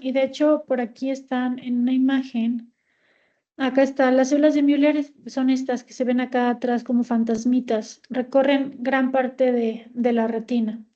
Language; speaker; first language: Spanish; native; Spanish